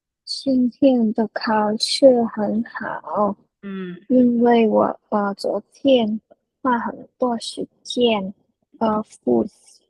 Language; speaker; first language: Chinese; non-native, learner; Vietnamese